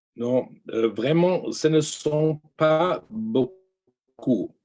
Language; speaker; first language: French; non-native, learner; German